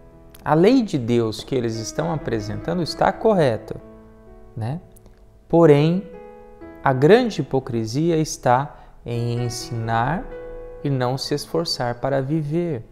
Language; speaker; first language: Portuguese; native; Portuguese